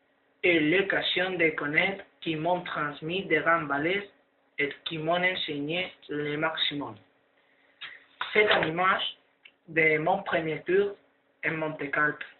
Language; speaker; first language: French; non-native, learner; Spanish